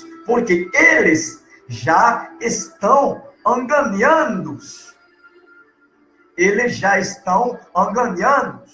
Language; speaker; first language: Portuguese; non-native, learner; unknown